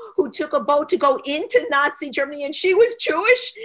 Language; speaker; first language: English; native; English